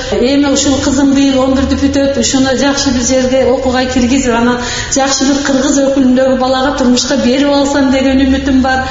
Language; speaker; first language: Kyrgyz; non-native, local second language; Karachay-Balkar